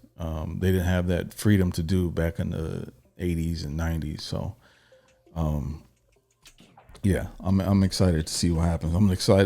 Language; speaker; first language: English; native; English